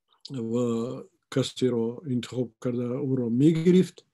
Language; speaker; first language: Persian; non-native, local second language; Shughni